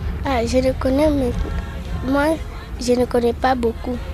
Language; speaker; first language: French; non-native, learner; Swahili